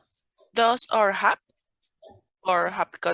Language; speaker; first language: English; non-native, learner; Spanish